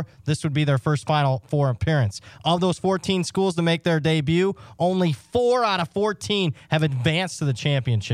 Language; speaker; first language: English; native; English